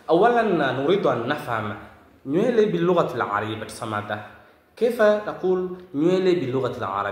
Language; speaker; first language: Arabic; non-native, fluent; Swahili